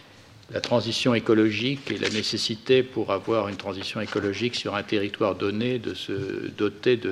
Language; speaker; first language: French; native; French